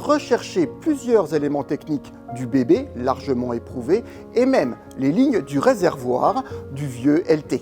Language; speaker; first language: French; native; French